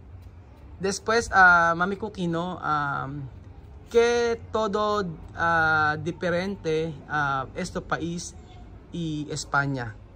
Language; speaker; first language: Spanish; non-native, learner; Filipino